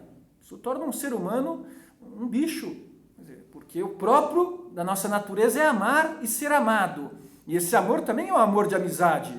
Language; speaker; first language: Portuguese; native; Portuguese